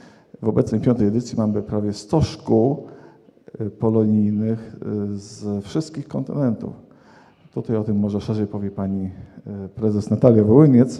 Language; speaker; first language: Polish; native; Polish